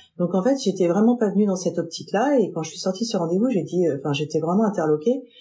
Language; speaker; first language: French; native; French